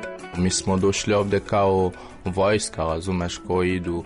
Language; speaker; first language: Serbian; non-native, learner; French